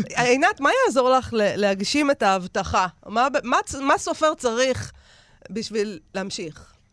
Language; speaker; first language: Hebrew; native; Hebrew